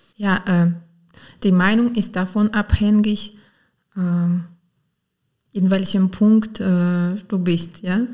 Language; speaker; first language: German; non-native, fluent; Ukrainian